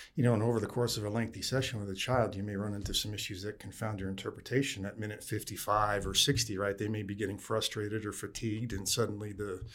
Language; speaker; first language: English; native; English